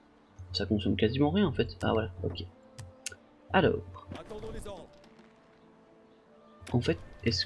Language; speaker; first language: French; native; French